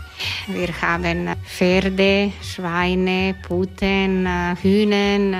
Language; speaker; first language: German; non-native, learner; Croatian